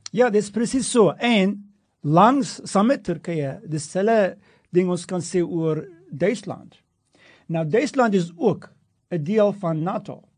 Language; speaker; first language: Afrikaans; non-native, fluent; Turkish